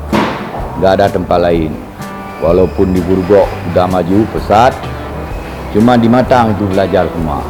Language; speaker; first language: Indonesian; non-native, local second language; Achinese